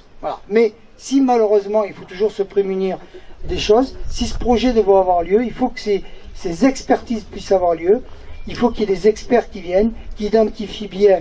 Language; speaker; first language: French; native; French